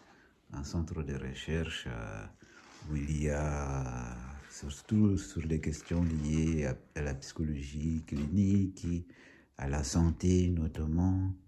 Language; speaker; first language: French; non-native, fluent; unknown